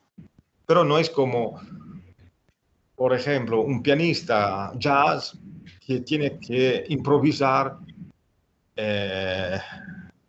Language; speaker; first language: Spanish; non-native, fluent; Italian